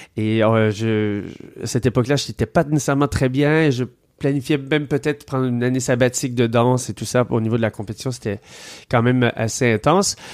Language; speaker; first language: French; native; French